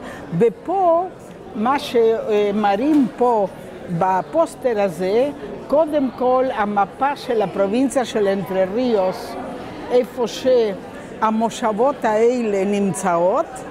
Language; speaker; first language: Hebrew; non-native, local second language; Spanish